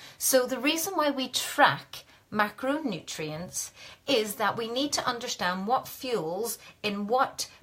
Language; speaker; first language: English; native; English